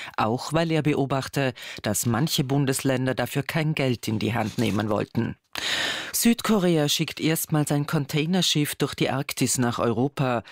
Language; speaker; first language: German; native; German